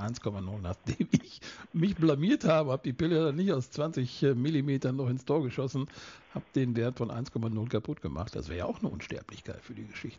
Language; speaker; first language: German; native; German